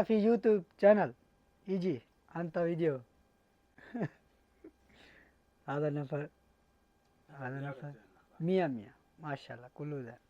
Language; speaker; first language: Arabic; non-native, learner; Urdu